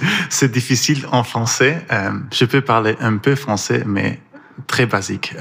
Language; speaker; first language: French; non-native, learner; Persian